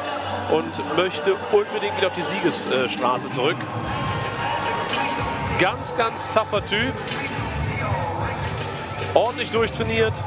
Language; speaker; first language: German; native; German